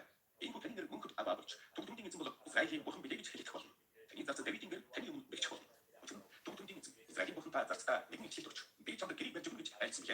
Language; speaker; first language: Mongolian; native; Mongolian